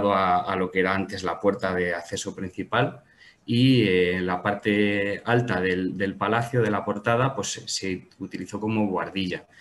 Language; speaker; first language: Spanish; native; Spanish